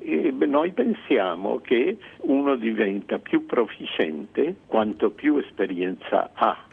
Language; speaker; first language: Italian; non-native, fluent; Spanish